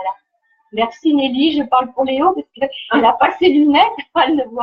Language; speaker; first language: French; native; French